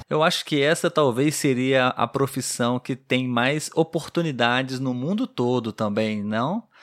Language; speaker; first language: Portuguese; non-native, learner; Spanish